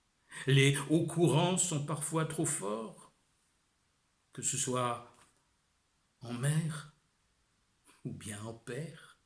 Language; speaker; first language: French; native; French